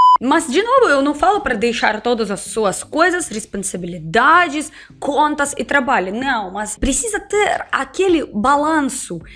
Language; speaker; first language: Portuguese; non-native, fluent; Russian